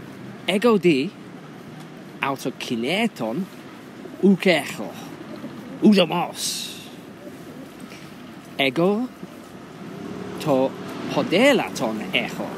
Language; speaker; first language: Greek; non-native, fluent; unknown